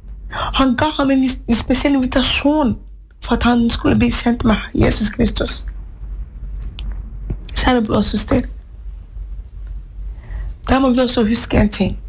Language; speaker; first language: Norwegian; non-native, fluent; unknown